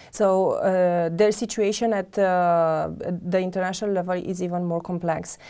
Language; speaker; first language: English; non-native, fluent; Romanian